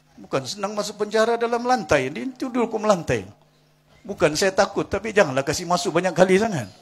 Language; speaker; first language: Malay; non-native, local second language; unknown